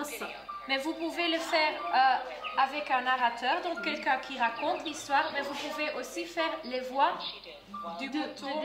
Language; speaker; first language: French; non-native, fluent; Dutch